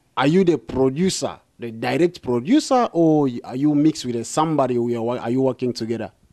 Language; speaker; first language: English; non-native, learner; Lingala